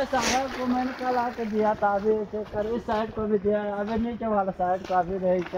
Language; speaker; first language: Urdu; non-native, local second language; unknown